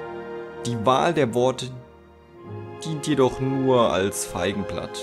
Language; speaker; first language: German; native; German